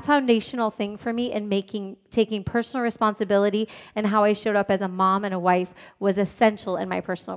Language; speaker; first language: English; native; English